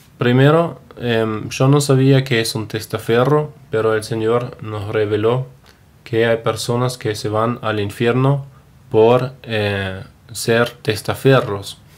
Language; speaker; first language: Spanish; non-native, fluent; German